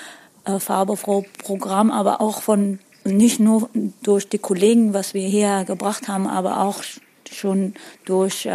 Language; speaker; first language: German; non-native, fluent; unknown